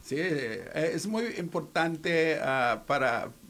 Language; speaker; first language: Spanish; non-native, learner; English